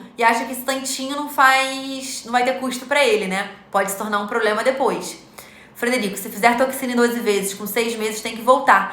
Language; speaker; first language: Portuguese; native; Portuguese